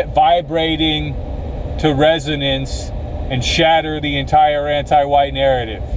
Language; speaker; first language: English; native; English